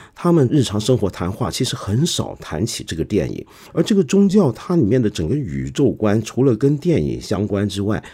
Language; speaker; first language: Chinese; non-native, local second language; Cantonese